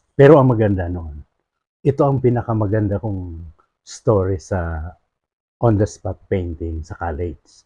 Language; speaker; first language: Filipino; non-native, local second language; Bikol